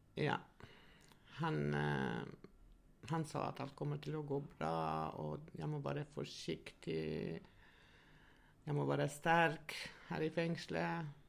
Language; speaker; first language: Norwegian; non-native, fluent; Albanian